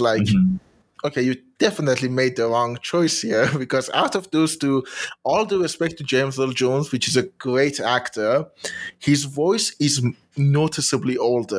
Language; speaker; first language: English; non-native, fluent; Persian